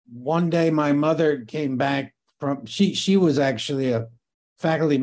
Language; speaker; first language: English; native; English